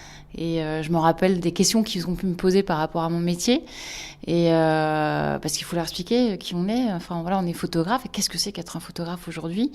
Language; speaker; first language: French; native; French